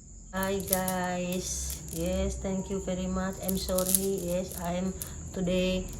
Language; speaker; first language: English; non-native, learner; Indonesian